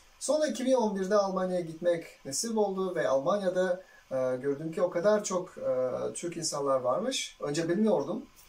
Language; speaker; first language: Turkish; non-native, fluent; Uzbek